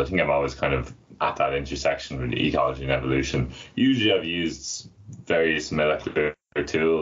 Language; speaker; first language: English; native; English